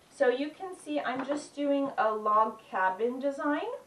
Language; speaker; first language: English; native; English